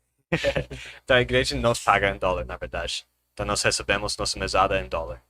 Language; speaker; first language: Portuguese; non-native, fluent; English